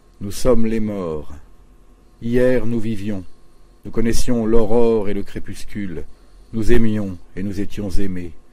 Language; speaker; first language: French; native; French